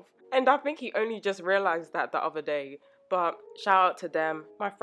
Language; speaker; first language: English; native; English